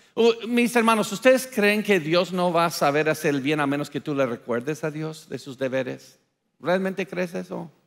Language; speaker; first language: Spanish; non-native, fluent; English